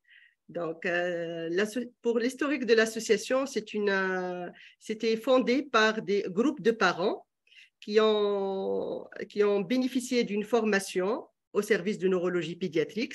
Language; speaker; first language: French; non-native, local second language; Arabic